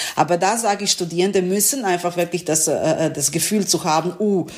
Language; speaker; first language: German; non-native, learner; Serbian